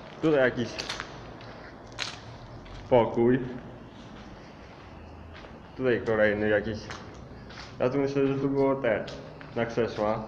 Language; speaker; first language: Polish; native; Polish